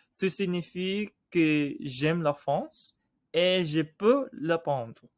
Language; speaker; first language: French; non-native, learner; English